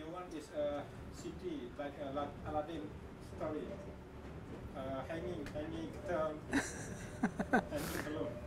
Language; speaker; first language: English; non-native, learner; Malay